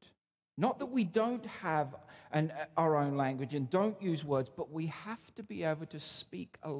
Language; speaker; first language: English; native; English